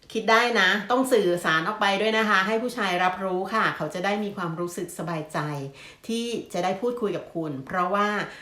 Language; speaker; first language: Thai; native; Thai